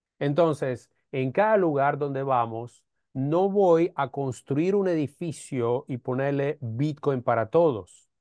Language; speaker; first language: Spanish; non-native, fluent; Romanian